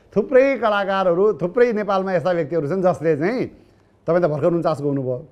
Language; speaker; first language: Nepali; native; Nepali